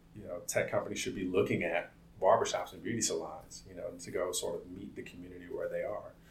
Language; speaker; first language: English; native; English